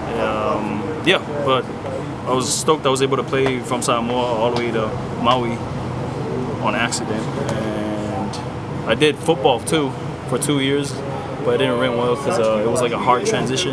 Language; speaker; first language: English; non-native, fluent; Samoan